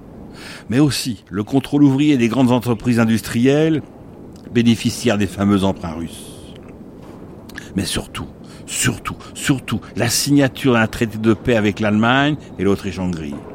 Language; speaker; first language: French; native; French